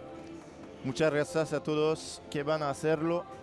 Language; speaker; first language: Spanish; non-native, learner; French